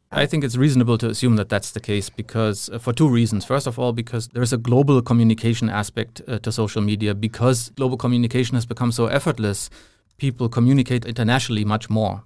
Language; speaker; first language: English; non-native, fluent; German